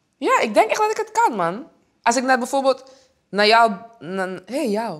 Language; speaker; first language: Dutch; early bilingual, other home language; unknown